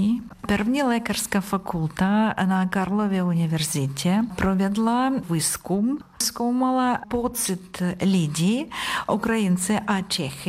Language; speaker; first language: Czech; non-native, learner; Ukrainian